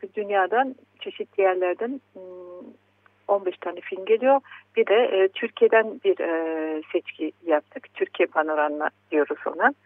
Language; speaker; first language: Turkish; non-native, fluent; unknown